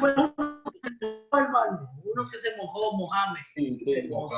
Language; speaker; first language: Spanish; native; Spanish